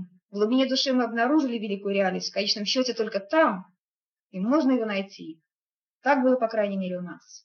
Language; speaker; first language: Russian; native; Russian